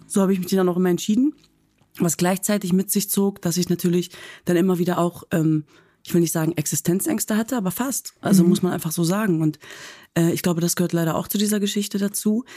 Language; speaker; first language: German; native; German